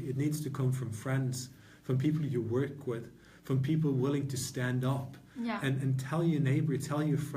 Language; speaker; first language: English; non-native, fluent; Norwegian